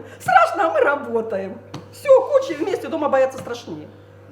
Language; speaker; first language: Russian; native; Russian